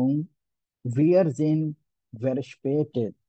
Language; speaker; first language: German; non-native, learner; Hindi